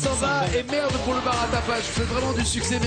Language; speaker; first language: French; native; French